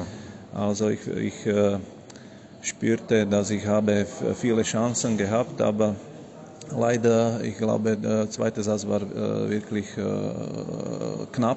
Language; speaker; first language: German; non-native, fluent; Slovak